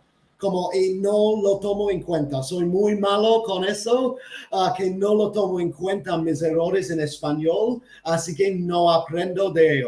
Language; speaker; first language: Spanish; non-native, fluent; English